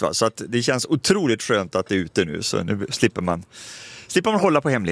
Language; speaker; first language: Swedish; native; Swedish